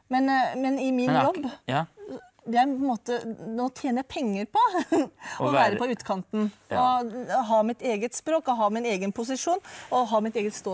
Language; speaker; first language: Norwegian; native; Norwegian